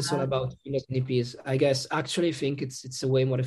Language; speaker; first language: English; non-native, fluent; Italian